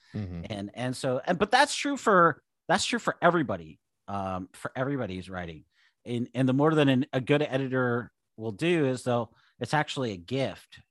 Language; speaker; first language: English; native; English